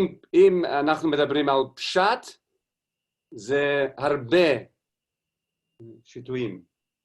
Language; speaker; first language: Hebrew; non-native, learner; English